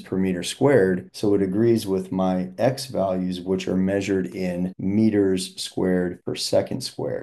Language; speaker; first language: English; native; English